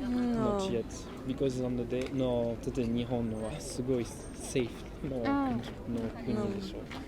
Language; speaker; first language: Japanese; non-native, learner; French